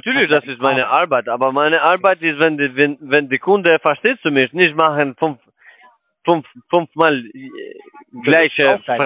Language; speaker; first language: German; non-native, learner; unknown